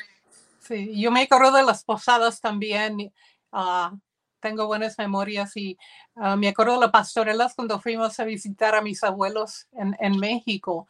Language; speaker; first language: Spanish; early bilingual, heritage; Spanish